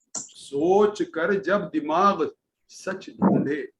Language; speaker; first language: Hindi; non-native, local second language; Marathi